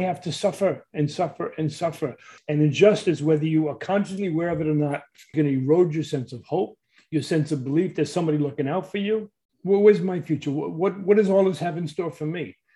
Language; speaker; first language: English; native; English